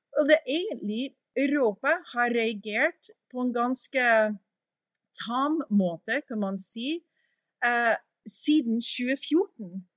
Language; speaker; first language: Norwegian; early bilingual, heritage; English